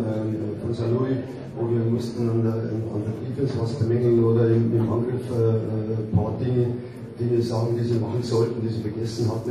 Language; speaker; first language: German; native; German